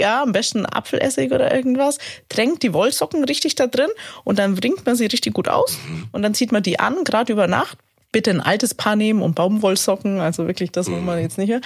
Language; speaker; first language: German; native; German